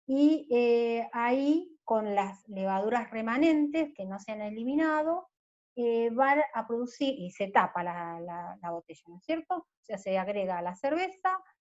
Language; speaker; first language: Spanish; native; Spanish